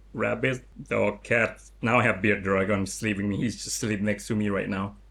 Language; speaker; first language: English; non-native, learner; Lao